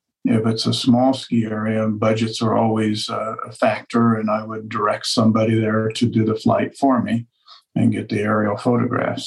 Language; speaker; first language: English; native; English